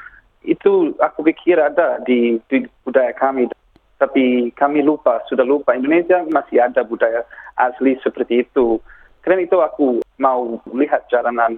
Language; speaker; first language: Indonesian; non-native, learner; English